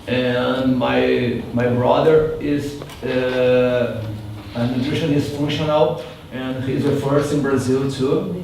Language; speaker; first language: English; non-native, learner; Portuguese